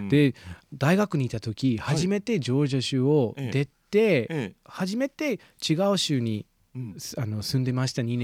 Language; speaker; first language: Japanese; non-native, fluent; English